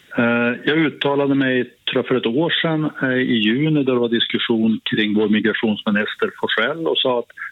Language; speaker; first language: Swedish; native; Swedish